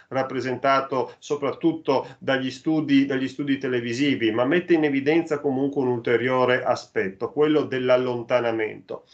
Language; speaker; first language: Italian; native; Italian